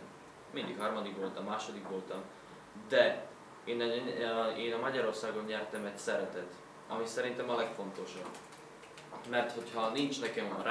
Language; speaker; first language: Hungarian; non-native, learner; Slovak